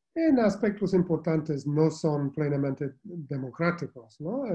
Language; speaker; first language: Spanish; non-native, fluent; English